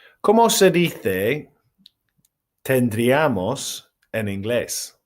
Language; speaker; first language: Spanish; non-native, fluent; English